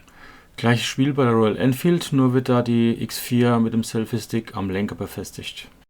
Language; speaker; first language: German; native; German